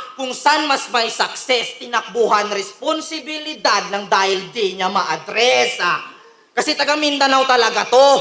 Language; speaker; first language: Filipino; native; Filipino